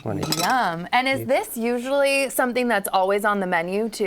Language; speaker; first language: English; native; English